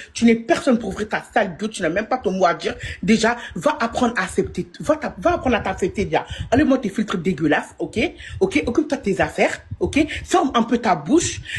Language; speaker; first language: French; early bilingual, other home language; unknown